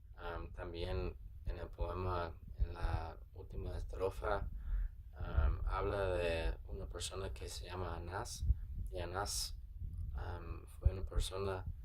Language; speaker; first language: Spanish; non-native, learner; English